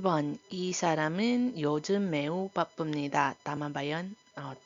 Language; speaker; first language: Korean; non-native, fluent; Iloko